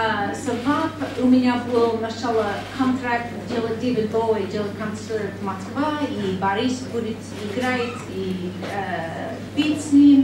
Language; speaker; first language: Russian; non-native, learner; English